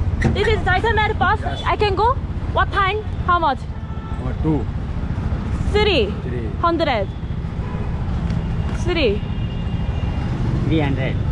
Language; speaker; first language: English; non-native, learner; Korean